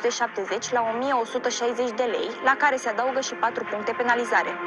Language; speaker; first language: Romanian; native; Romanian